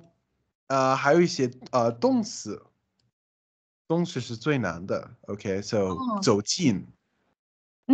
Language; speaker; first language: Chinese; non-native, learner; English